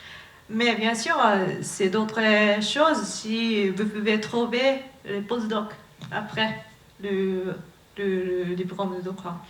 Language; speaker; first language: French; non-native, learner; Japanese